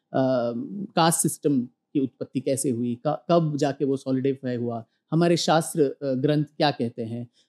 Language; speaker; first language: Hindi; non-native, local second language; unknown